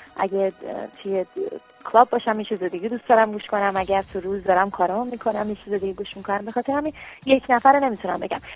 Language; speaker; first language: Persian; early bilingual, heritage; Persian